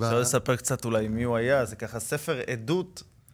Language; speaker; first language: Hebrew; native; Hebrew